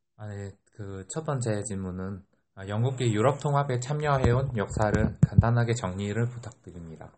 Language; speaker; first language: Korean; non-native, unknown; Vietnamese